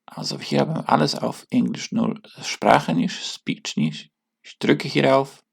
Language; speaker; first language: German; non-native, learner; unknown